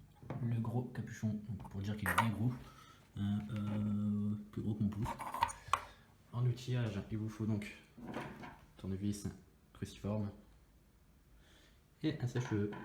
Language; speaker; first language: French; native; French